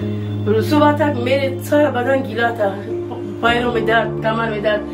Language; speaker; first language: Hindi; non-native, learner; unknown